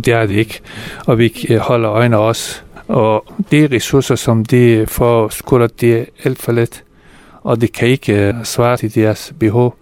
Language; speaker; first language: Danish; non-native, fluent; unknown